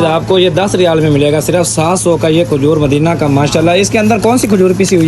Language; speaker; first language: Hindi; native; Hindi